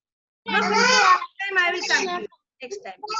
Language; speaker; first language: English; non-native, local second language; Bangla